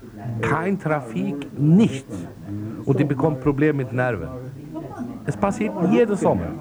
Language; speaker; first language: German; non-native, learner; Swedish